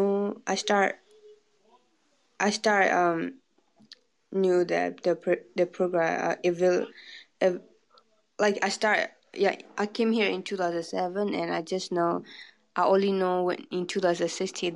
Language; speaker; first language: English; non-native, fluent; Burmese